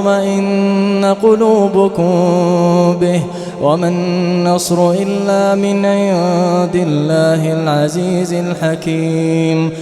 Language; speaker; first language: Arabic; native; Arabic